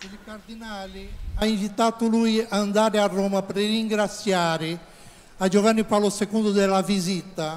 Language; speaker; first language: Italian; non-native, learner; Portuguese